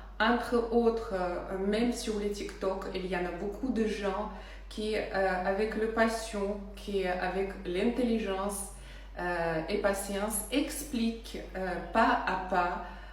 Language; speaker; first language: French; non-native, fluent; Russian